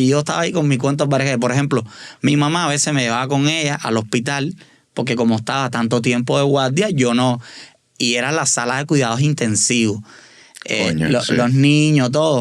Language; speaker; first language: Spanish; native; Spanish